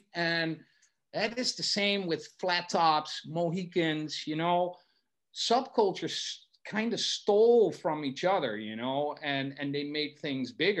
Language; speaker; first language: English; non-native, fluent; Dutch